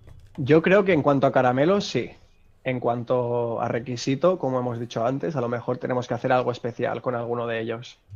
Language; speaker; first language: Spanish; native; Spanish